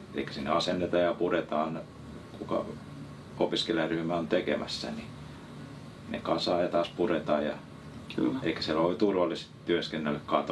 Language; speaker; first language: Finnish; native; Finnish